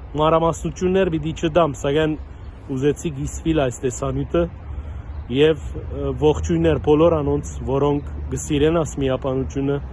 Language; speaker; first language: Armenian; early bilingual, heritage; Armenian